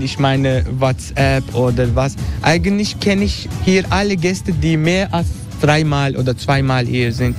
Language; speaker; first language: German; non-native, fluent; Turkish